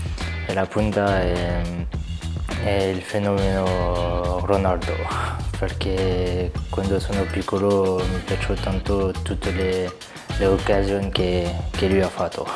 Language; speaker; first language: Italian; non-native, learner; French